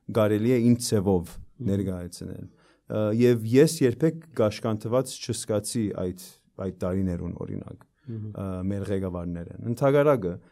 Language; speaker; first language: Armenian; early bilingual, heritage; Armenian